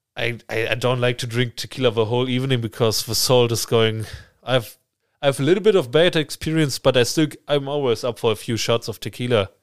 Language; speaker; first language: English; non-native, fluent; German